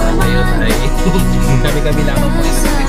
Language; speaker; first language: Filipino; non-native, local second language; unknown